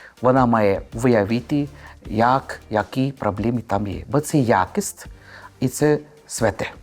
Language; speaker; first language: Ukrainian; non-native, fluent; Hindi